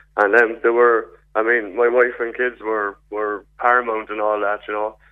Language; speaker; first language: English; native; English